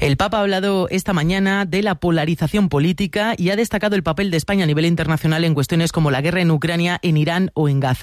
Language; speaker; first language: Spanish; native; Spanish